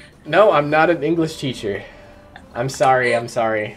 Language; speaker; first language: English; native; English